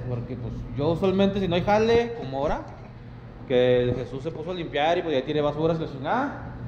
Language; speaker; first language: Spanish; early bilingual, heritage; Spanish